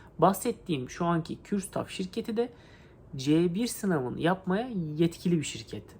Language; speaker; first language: Turkish; native; Turkish